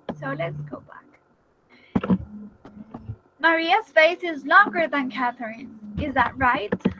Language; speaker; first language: English; non-native, fluent; Spanish